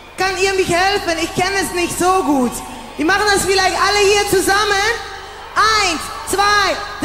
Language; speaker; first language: German; non-native, learner; English